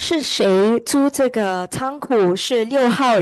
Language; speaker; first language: Chinese; early bilingual, heritage; Chinese